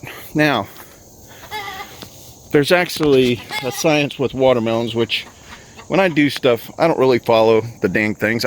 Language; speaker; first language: English; native; English